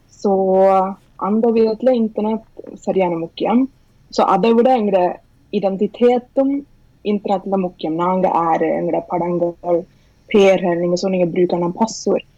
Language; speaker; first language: Tamil; early bilingual, heritage; Tamil